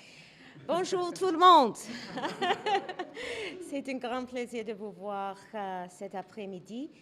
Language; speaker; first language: French; non-native, local second language; English